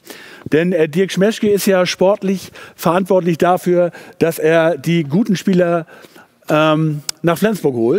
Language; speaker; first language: German; native; German